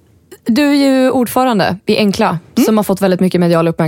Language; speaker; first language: Swedish; native; Swedish